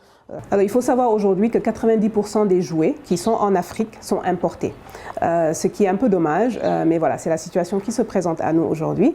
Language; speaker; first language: French; non-native, local second language; Wolof